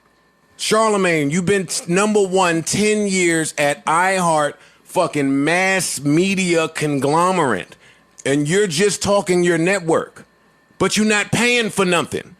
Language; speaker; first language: English; native; English